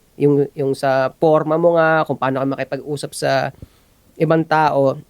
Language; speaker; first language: Filipino; native; Filipino